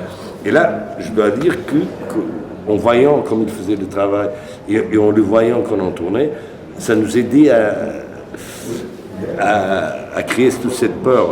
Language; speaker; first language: French; non-native, fluent; Portuguese